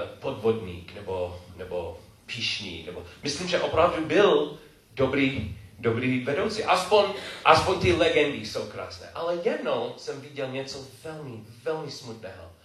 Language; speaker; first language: Czech; non-native, fluent; English